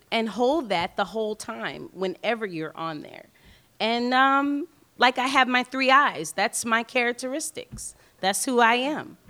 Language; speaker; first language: English; native; English